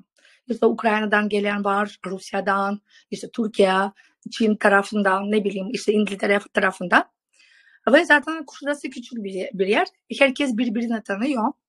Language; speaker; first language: Turkish; non-native, fluent; Russian